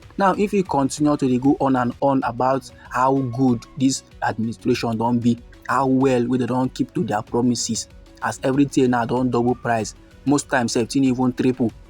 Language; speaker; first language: Nigerian Pidgin; native; Nigerian Pidgin